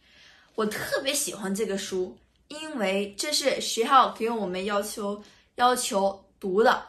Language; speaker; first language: Chinese; early bilingual, other home language; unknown